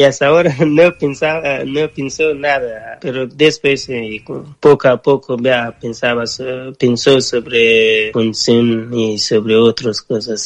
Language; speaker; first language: Spanish; non-native, learner; Persian